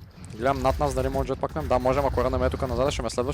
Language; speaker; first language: Bulgarian; native; Bulgarian